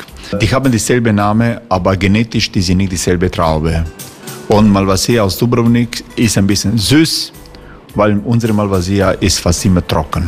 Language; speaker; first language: German; non-native, learner; Croatian